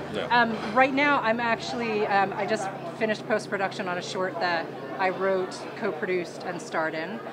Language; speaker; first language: English; native; English